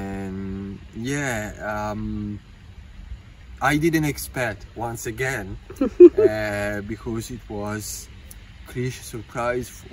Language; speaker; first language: English; non-native, fluent; Italian